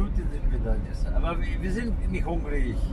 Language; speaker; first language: German; native; German